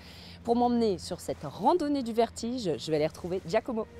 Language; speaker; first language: French; native; French